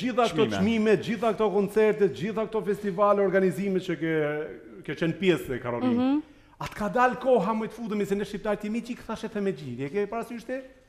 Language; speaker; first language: Albanian; native; Albanian